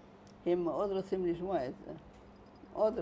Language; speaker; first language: Hebrew; non-native, fluent; Hungarian